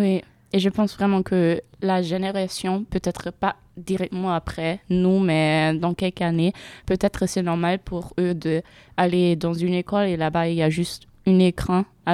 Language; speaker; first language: French; non-native, learner; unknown